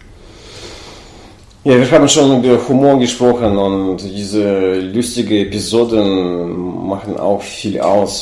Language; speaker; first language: German; non-native, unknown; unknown